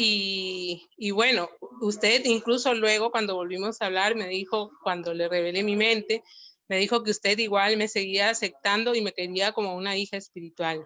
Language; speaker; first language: Spanish; native; Spanish